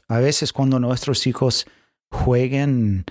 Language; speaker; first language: Spanish; non-native, fluent; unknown